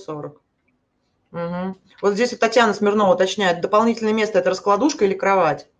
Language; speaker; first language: Russian; native; Russian